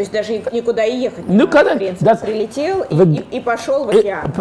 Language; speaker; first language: Russian; native; Russian